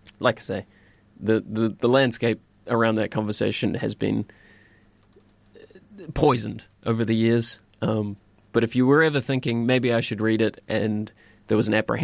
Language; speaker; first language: English; native; English